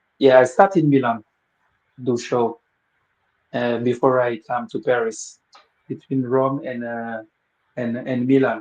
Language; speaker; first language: English; non-native, fluent; Wolof